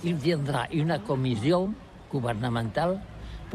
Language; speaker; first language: French; non-native, learner; Catalan